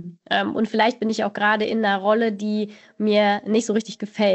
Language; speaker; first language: German; native; German